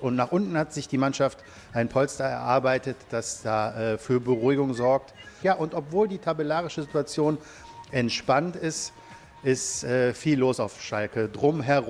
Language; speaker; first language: German; native; German